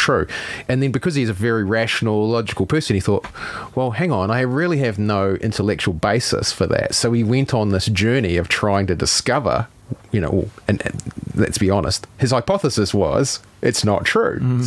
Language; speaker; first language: English; native; English